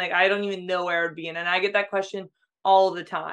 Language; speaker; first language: English; native; English